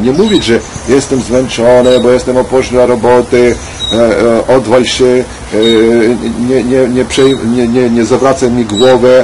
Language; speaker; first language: Polish; non-native, learner; Ukrainian